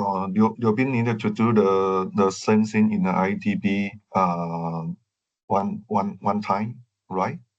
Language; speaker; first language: English; non-native, learner; Chinese